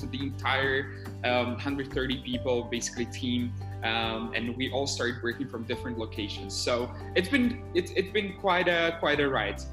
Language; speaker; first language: English; non-native, fluent; Slovak